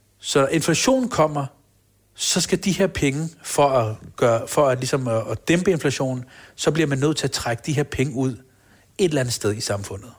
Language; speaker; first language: Danish; early bilingual, other home language; Urdu